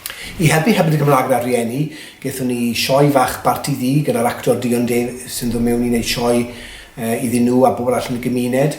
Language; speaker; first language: Welsh; native; Welsh